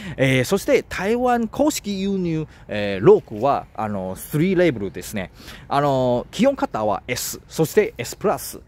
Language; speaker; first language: Japanese; non-native, learner; Chinese